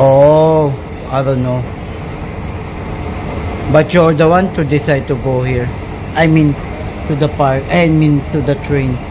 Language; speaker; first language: English; non-native, learner; Filipino